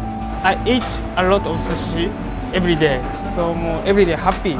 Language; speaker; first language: English; non-native, learner; Japanese